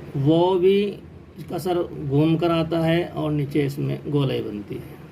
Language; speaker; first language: Hindi; native; Hindi